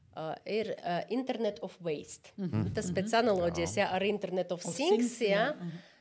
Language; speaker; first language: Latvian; non-native, local second language; Russian